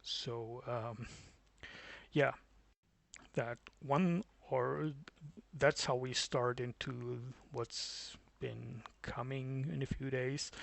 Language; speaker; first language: English; non-native, fluent; German